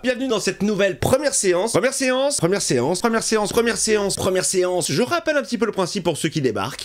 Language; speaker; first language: French; native; French